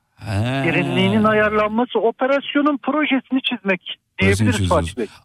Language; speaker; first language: Turkish; native; Turkish